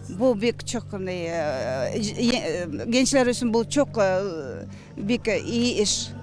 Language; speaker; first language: Turkish; non-native, learner; Bashkir